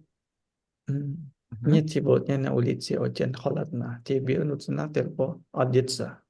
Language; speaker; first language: Russian; non-native, learner; Indonesian